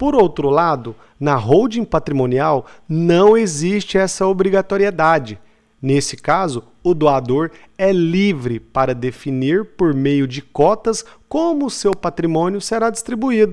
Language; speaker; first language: Portuguese; native; Portuguese